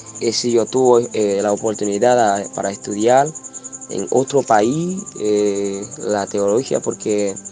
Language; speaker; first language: Spanish; non-native, learner; Haitian Creole